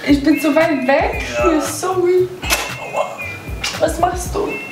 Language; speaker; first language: German; non-native, learner; English